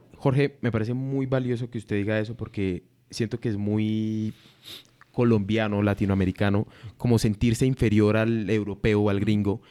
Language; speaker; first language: Spanish; native; Spanish